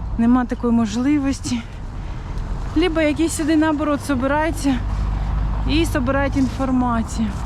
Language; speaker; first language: Ukrainian; non-native, local second language; Russian